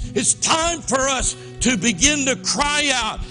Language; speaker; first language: English; native; English